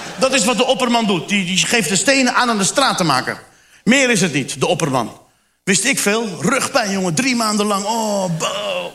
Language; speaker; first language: Dutch; early bilingual, other home language; Turkish